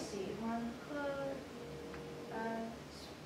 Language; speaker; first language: Chinese; non-native, learner; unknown